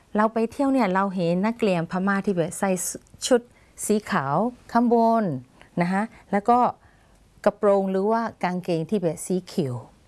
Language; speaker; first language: Thai; non-native, fluent; Burmese